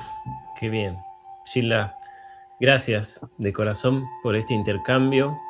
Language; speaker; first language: Spanish; native; Spanish